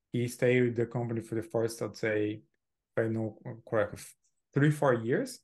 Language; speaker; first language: English; non-native, fluent; Portuguese